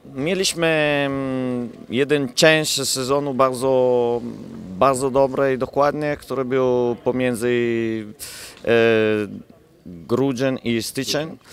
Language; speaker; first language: Polish; non-native, learner; Italian